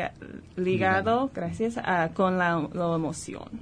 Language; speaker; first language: Spanish; early bilingual, heritage; Spanish